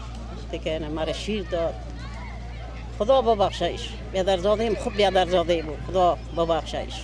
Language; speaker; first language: Persian; native; Persian